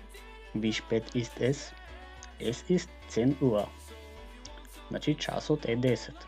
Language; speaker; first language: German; non-native, fluent; Macedonian